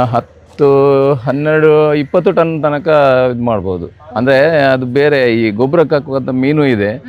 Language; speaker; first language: Kannada; native; Kannada